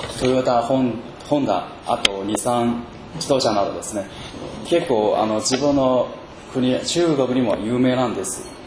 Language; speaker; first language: Japanese; non-native, fluent; Chinese